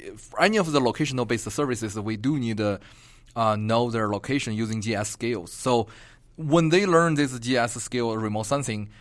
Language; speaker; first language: English; non-native, fluent; Chinese